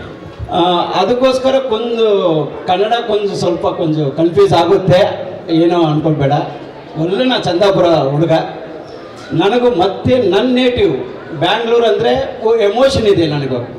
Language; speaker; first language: Kannada; non-native, local second language; Telugu